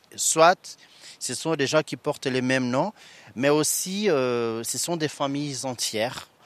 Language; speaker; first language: French; non-native, local second language; Kinyarwanda